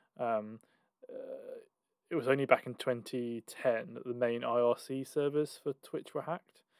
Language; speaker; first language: English; native; English